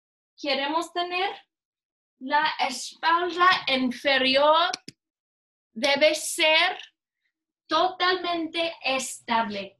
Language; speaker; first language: Spanish; non-native, learner; English